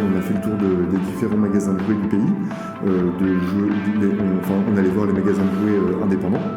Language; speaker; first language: French; native; French